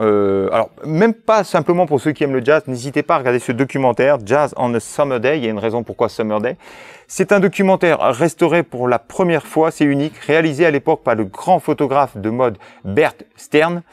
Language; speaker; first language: French; native; French